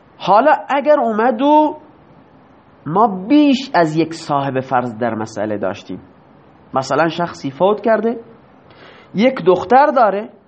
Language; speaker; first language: Persian; non-native, local second language; Baluchi